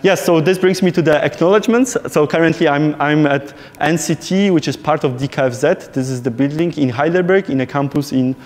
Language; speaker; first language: English; non-native, fluent; Polish